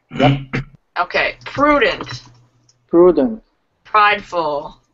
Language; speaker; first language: English; native; English